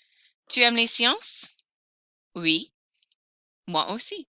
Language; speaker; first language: French; non-native, fluent; English